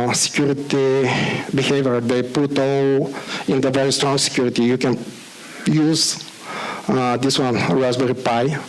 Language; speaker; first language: English; non-native, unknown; Bulgarian